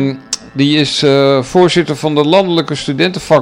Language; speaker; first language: Dutch; native; Dutch